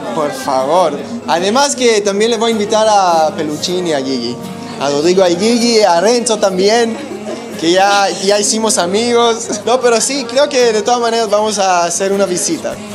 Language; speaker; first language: Spanish; non-native, fluent; Hebrew